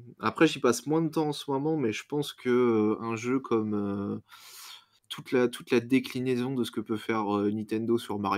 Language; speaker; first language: French; native; French